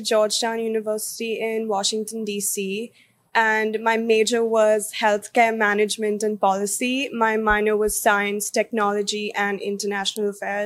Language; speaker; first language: English; non-native, local second language; Hindi